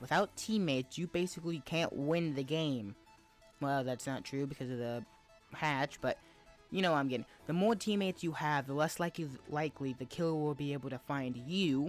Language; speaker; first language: English; native; English